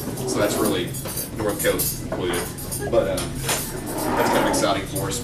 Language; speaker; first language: English; native; English